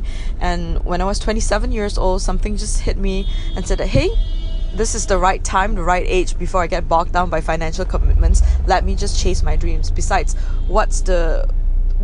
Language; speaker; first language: English; non-native, local second language; Min Nan Chinese